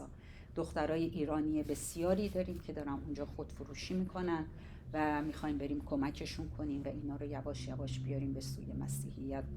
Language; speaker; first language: Persian; native; Persian